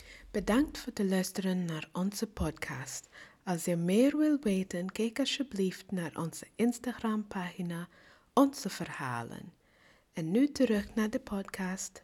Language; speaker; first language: Dutch; non-native, learner; English